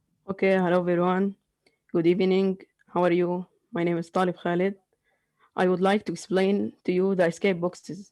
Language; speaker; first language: English; non-native, learner; Arabic